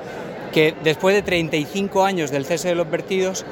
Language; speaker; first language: Spanish; native; Spanish